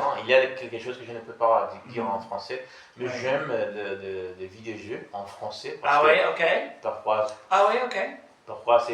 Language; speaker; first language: French; non-native, learner; Portuguese